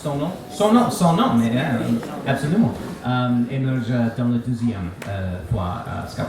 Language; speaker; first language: French; non-native, learner; English